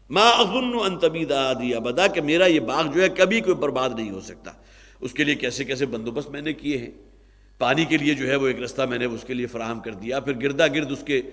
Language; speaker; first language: Urdu; native; Urdu